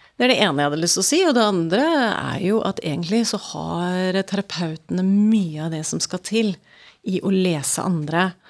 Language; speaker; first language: Norwegian; early bilingual, other home language; English